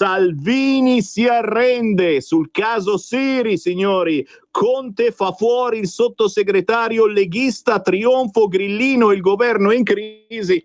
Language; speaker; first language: Italian; native; Italian